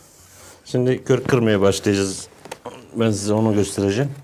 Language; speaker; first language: Turkish; native; Turkish